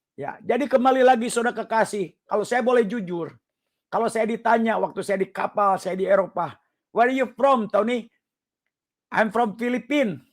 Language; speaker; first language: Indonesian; native; Indonesian